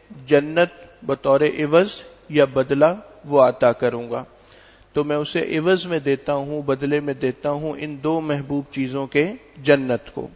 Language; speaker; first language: Urdu; native; Urdu